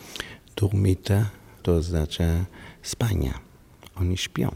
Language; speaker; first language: Polish; non-native, learner; Hebrew